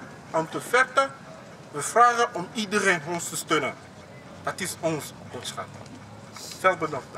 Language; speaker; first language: Dutch; non-native, learner; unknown